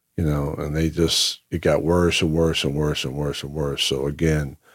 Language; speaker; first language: English; native; English